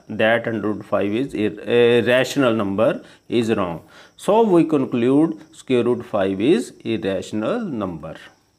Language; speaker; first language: Hindi; non-native, local second language; Punjabi